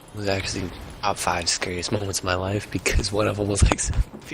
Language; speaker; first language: English; native; English